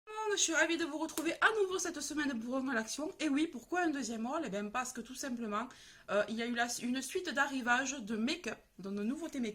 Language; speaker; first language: French; native; French